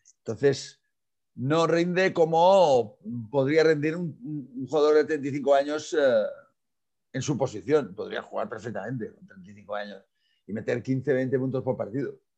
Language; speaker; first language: Spanish; non-native, local second language; Catalan